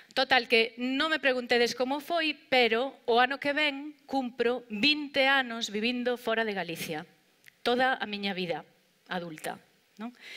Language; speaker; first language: Galician; non-native, local second language; Spanish